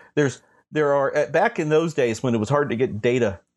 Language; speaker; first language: English; native; English